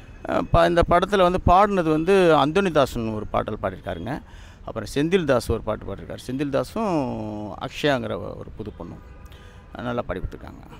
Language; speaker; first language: Tamil; native; Tamil